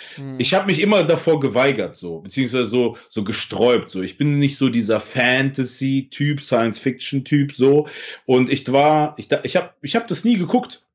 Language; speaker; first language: German; early bilingual, other home language; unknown